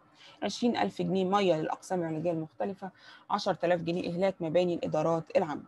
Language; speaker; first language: Arabic; native; Arabic